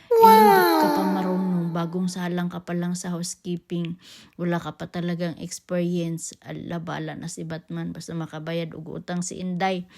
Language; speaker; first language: Filipino; non-native, local second language; Cebuano